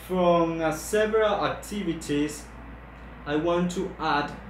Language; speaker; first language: English; non-native, fluent; Spanish